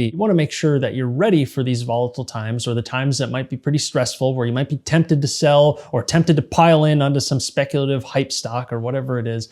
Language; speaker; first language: English; native; English